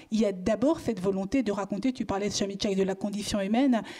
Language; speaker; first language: French; native; French